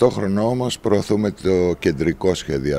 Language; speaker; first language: Greek; native; Greek